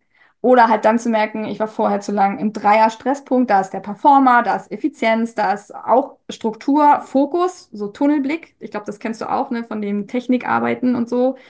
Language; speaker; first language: German; native; German